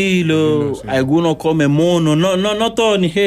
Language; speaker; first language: Spanish; non-native, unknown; Yoruba